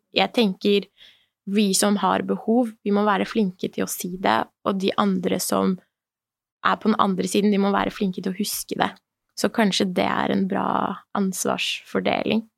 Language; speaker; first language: Norwegian; early bilingual, other home language; Persian